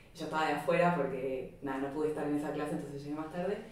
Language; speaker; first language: Spanish; native; Spanish